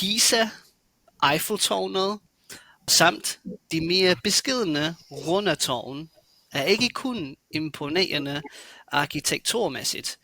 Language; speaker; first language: Danish; native; Danish